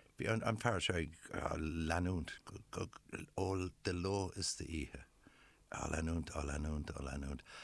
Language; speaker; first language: Irish; non-native, local second language; English